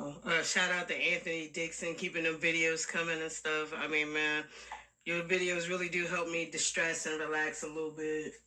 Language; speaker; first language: English; native; English